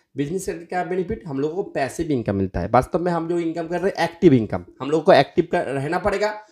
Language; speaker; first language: Hindi; non-native, local second language; Bangla